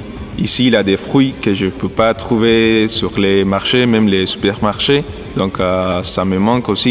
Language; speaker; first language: French; non-native, fluent; Spanish